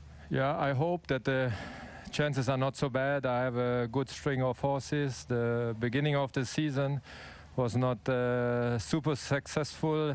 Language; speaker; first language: English; non-native, fluent; German